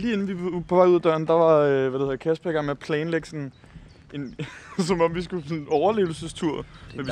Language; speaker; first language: Danish; native; Danish